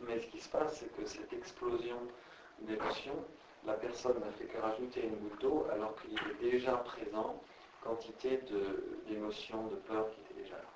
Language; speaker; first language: French; native; French